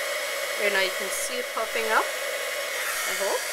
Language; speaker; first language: English; native; English